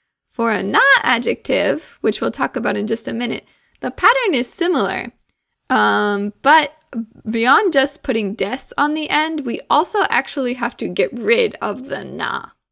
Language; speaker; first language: English; native; English